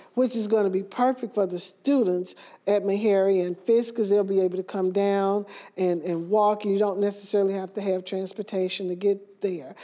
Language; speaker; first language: English; native; English